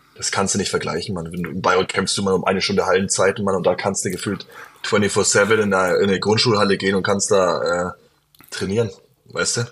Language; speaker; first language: German; native; German